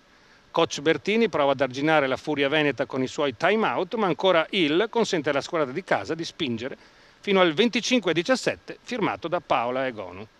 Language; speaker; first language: Italian; native; Italian